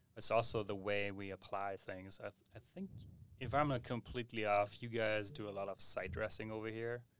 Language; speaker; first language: English; non-native, fluent; German